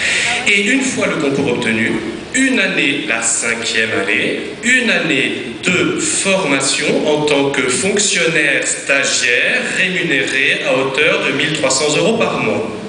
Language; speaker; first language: French; native; French